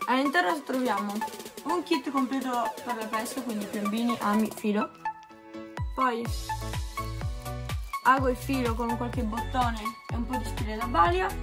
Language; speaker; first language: Italian; native; Italian